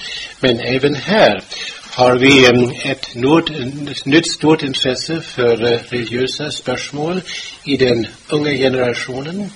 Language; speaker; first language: Swedish; non-native, fluent; German